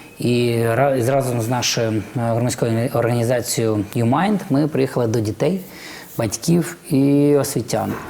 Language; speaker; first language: Ukrainian; non-native, local second language; Russian